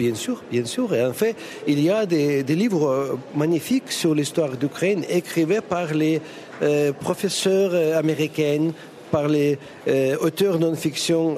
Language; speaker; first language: French; non-native, fluent; Russian